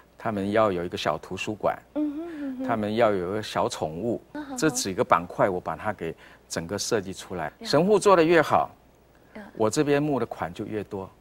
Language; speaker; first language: Chinese; native; Chinese